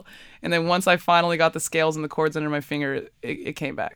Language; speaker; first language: English; native; English